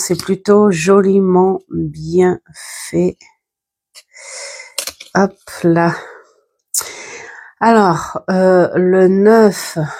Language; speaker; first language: French; native; French